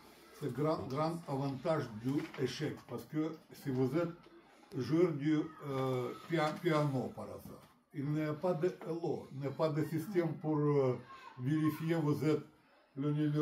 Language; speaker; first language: French; non-native, learner; Russian